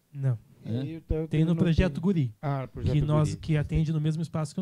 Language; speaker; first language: Portuguese; native; Portuguese